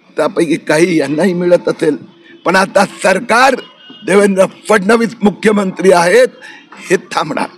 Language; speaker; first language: Marathi; non-native, local second language; Gujarati